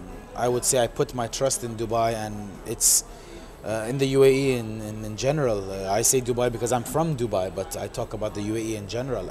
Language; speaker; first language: English; non-native, local second language; Arabic